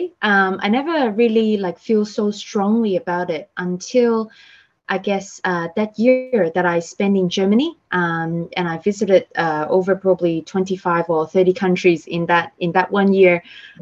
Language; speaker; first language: English; non-native, local second language; Cantonese